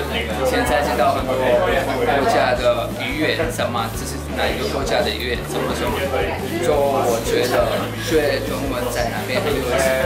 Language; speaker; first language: Chinese; non-native, learner; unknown